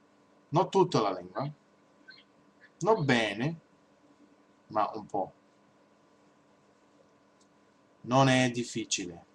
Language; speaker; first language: Italian; non-native, learner; English